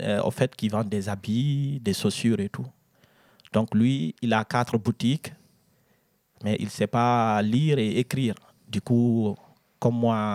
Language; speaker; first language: French; non-native, local second language; Fula